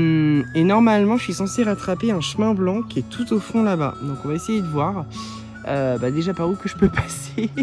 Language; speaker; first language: French; native; French